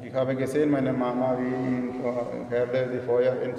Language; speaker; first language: German; non-native, learner; Malayalam